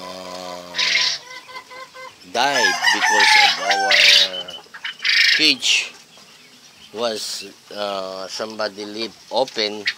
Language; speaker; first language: English; non-native, local second language; Filipino